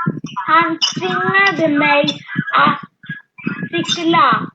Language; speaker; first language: Swedish; early bilingual, other home language; French